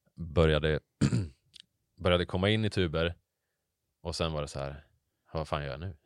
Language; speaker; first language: Swedish; native; Swedish